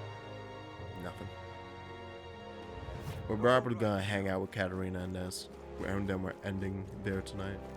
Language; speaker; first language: English; native; English